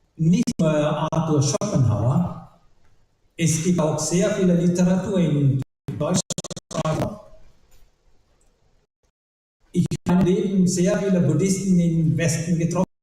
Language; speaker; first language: German; non-native, learner; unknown